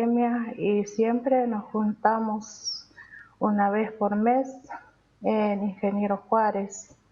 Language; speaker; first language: Spanish; non-native, local second language; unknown